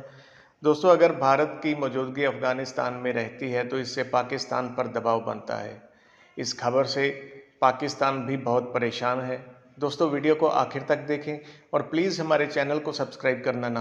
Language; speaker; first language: Hindi; native; Hindi